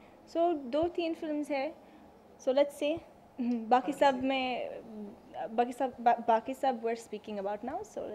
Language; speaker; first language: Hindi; non-native, learner; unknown